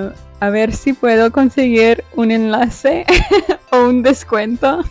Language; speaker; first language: Spanish; non-native, fluent; English